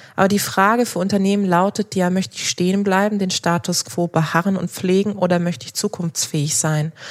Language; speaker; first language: German; early bilingual, other home language; Turkish